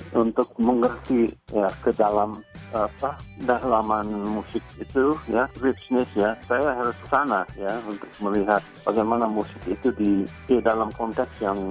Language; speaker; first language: Indonesian; non-native, fluent; English